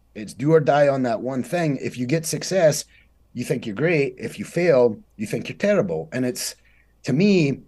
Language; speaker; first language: English; native; English